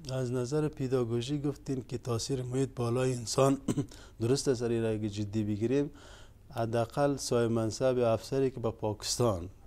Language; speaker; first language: Persian; non-native, local second language; Uzbek